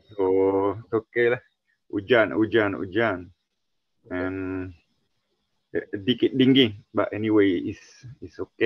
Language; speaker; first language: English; non-native, fluent; Italian